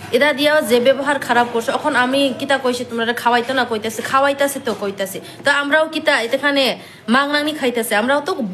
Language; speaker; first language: Bangla; non-native, local second language; Kok Borok